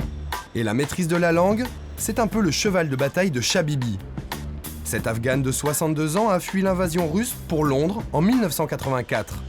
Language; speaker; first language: French; native; French